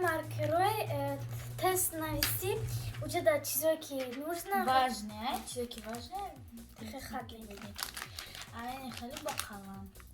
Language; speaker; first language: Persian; early bilingual, heritage; Tajik